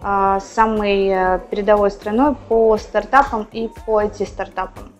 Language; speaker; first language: Russian; native; Russian